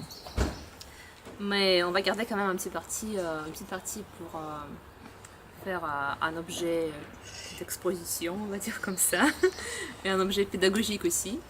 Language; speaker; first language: French; non-native, fluent; Russian